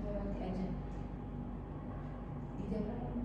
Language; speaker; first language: Indonesian; native; Indonesian